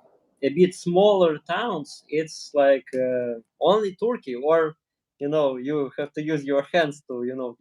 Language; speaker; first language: English; non-native, learner; Russian